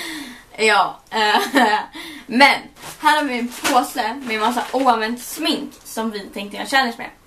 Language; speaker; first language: Swedish; native; Swedish